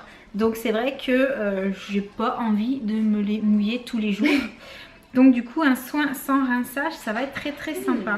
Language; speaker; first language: French; native; French